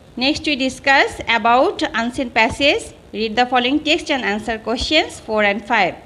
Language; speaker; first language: English; non-native, local second language; Bangla